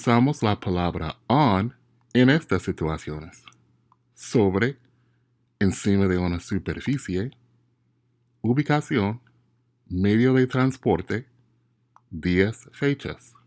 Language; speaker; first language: Spanish; non-native, fluent; English